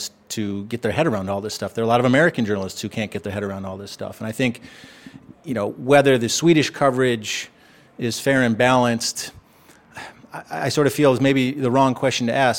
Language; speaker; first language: English; native; English